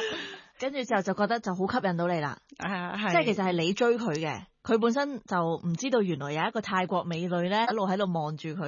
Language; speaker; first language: Cantonese; native; Cantonese